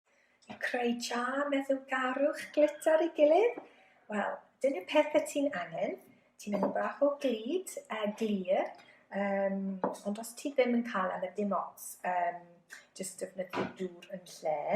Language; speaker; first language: Welsh; non-native, local second language; English